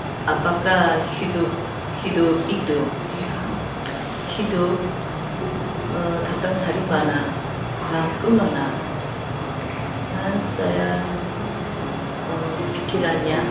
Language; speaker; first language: Indonesian; non-native, learner; Korean